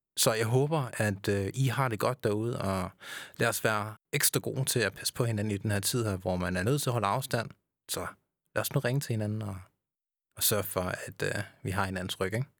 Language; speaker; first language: Danish; early bilingual, other home language; English